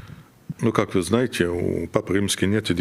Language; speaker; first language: Russian; non-native, fluent; German